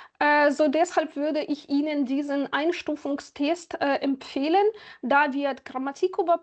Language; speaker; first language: German; non-native, fluent; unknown